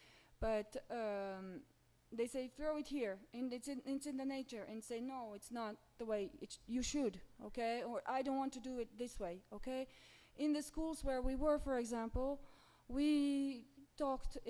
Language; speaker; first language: English; non-native, fluent; Romanian